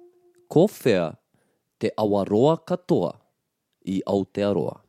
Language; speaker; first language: Māori; non-native, local second language; English